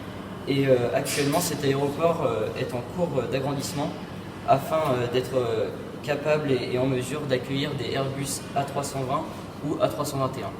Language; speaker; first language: French; native; French